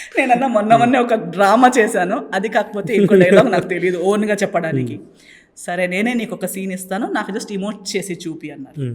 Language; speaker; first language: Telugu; non-native, fluent; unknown